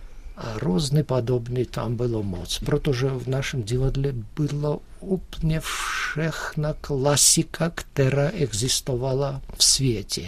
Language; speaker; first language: Czech; early bilingual, heritage; Russian